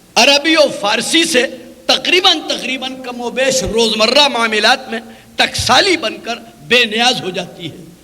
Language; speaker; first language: Urdu; native; Urdu